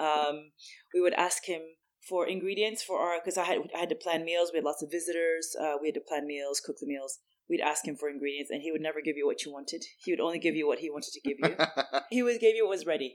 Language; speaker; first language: English; native; English